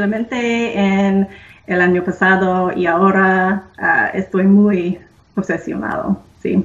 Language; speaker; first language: Spanish; non-native, learner; English